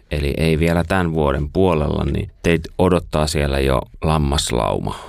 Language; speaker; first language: Finnish; native; Finnish